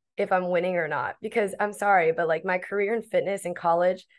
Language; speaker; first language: English; native; English